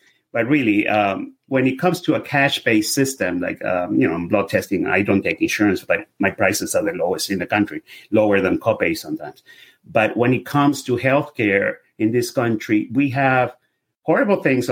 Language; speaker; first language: English; non-native, fluent; Spanish